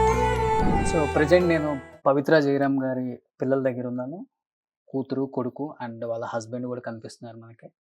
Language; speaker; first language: Telugu; native; Telugu